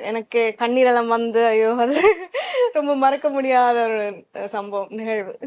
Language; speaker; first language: Tamil; early bilingual, heritage; Tamil